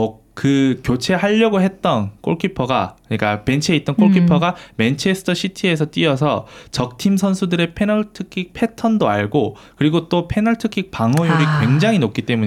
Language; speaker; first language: Korean; native; Korean